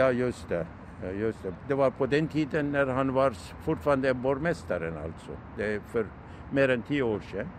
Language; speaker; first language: Swedish; non-native, fluent; Turkish